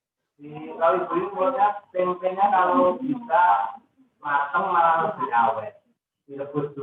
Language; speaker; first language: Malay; non-native, local second language; Javanese